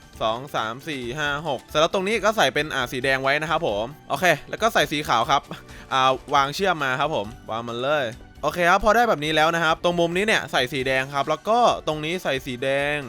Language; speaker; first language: Thai; native; Thai